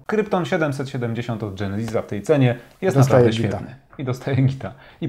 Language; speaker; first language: Polish; native; Polish